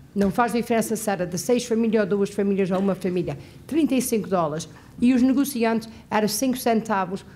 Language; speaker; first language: Portuguese; native; Portuguese